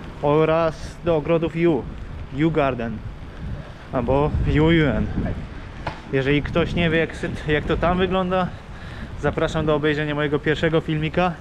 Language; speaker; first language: Polish; native; Polish